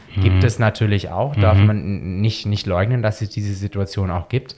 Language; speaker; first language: German; native; German